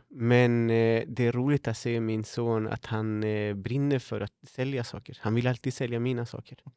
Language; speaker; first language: Swedish; non-native, fluent; Spanish